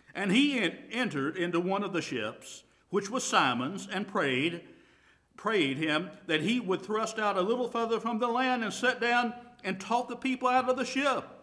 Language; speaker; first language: English; native; English